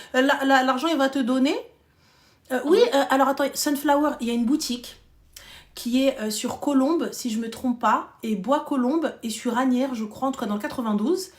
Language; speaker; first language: French; early bilingual, other home language; Arabic